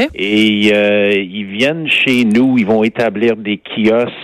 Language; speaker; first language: French; non-native, fluent; English